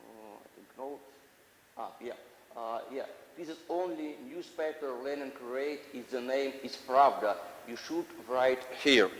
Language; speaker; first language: English; non-native, learner; Russian